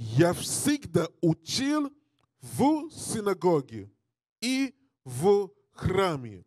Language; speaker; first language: Russian; non-native, learner; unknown